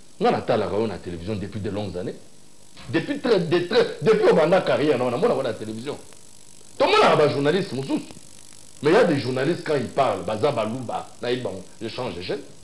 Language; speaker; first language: French; non-native, local second language; Luba-Lulua